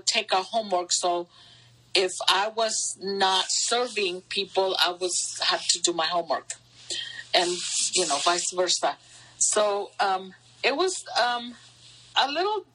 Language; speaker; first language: English; early bilingual, other home language; Spanish